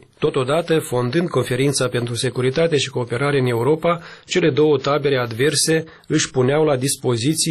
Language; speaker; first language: Romanian; native; Romanian